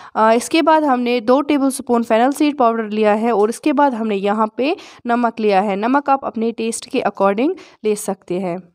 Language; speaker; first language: Urdu; non-native, local second language; Kashmiri